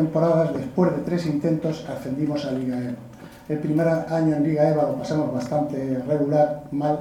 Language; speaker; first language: Spanish; native; Spanish